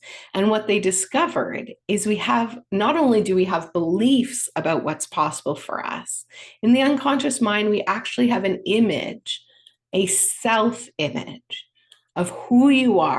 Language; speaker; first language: English; native; English